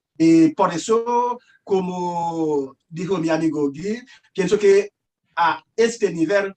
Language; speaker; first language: Spanish; non-native, learner; Haitian Creole